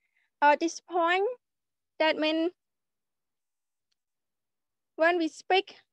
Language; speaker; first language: English; non-native, learner; Khmer